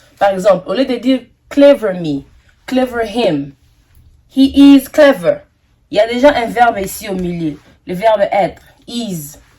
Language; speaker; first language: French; non-native, local second language; Lingala